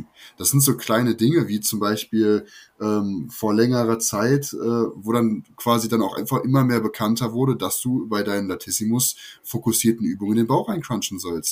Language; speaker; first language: German; native; German